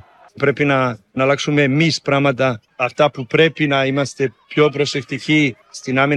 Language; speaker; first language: Greek; non-native, learner; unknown